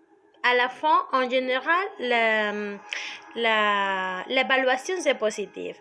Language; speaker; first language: French; non-native, learner; Spanish